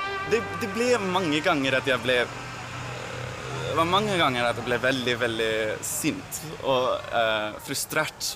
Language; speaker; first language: Swedish; non-native, fluent; English